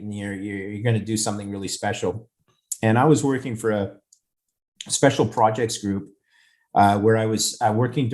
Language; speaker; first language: English; native; English